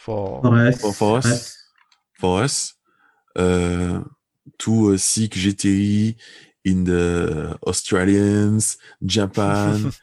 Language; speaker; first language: English; non-native, learner; French